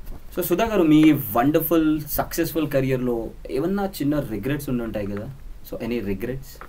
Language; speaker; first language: Telugu; native; Telugu